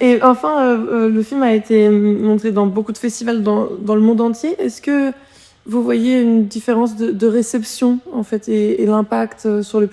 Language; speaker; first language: French; native; French